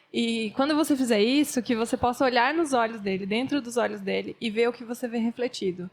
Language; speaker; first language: Portuguese; native; Portuguese